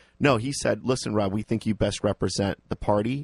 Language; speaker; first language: English; native; English